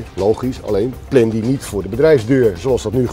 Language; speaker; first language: Dutch; native; Dutch